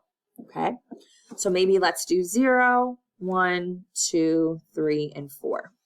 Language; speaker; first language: English; native; English